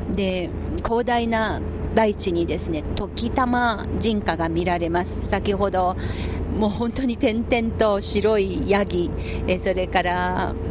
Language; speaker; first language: Japanese; non-native, fluent; Chinese